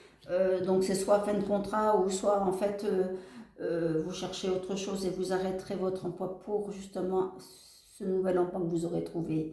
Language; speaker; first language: French; native; French